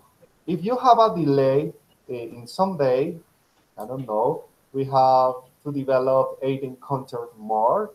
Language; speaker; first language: English; non-native, fluent; Spanish